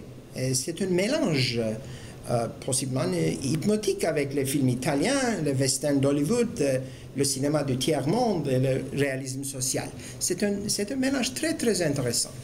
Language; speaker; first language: French; non-native, fluent; Turkish